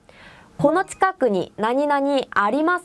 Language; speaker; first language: Japanese; non-native, fluent; Korean